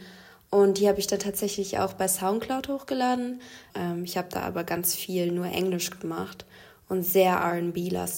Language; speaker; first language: German; native; German